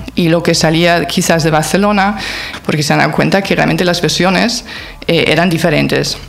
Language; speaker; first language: Spanish; non-native, fluent; German